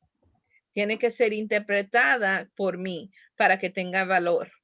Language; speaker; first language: Spanish; early bilingual, heritage; Spanish